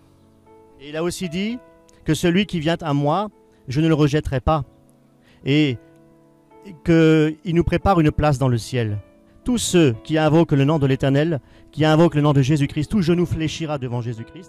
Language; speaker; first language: French; native; French